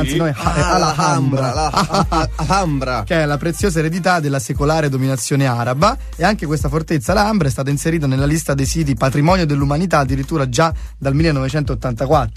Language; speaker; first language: Italian; native; Italian